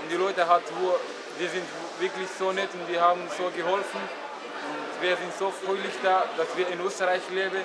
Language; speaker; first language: German; non-native, learner; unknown